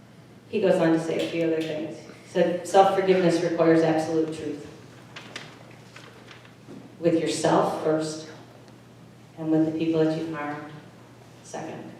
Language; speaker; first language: English; native; English